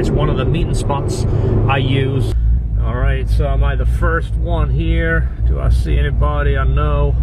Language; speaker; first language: English; native; English